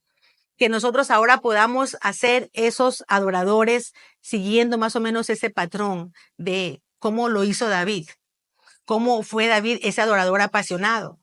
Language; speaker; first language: Spanish; native; Spanish